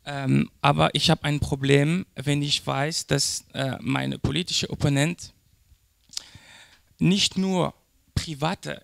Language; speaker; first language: German; non-native, learner; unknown